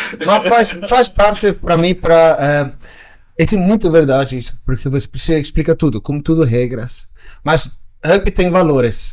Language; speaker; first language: Portuguese; non-native, learner; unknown